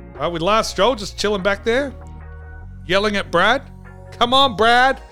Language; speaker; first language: English; native; English